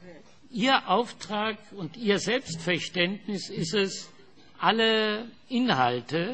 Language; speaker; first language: German; non-native, fluent; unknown